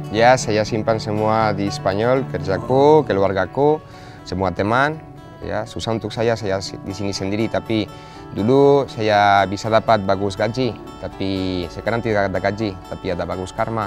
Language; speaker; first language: Indonesian; non-native, fluent; Spanish